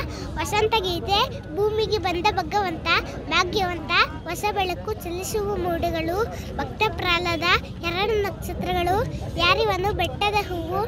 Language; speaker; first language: Kannada; native; Kannada